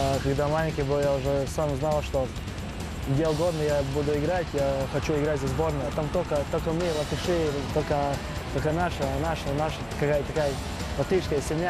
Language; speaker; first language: Russian; non-native, fluent; Latvian